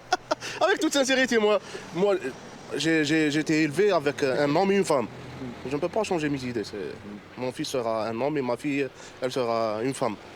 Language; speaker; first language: French; non-native, learner; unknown